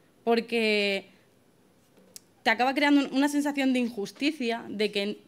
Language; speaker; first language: Spanish; native; Spanish